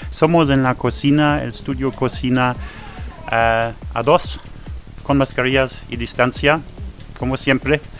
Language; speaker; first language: Spanish; non-native, fluent; French